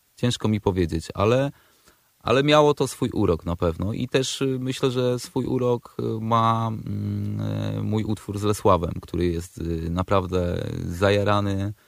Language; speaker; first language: Polish; native; Polish